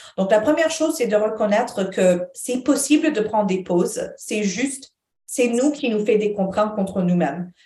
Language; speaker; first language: French; non-native, fluent; Arabic